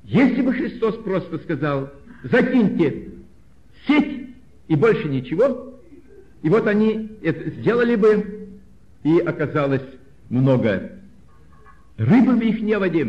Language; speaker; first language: Russian; native; Russian